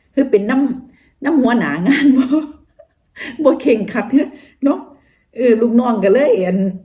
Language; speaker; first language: Thai; native; Thai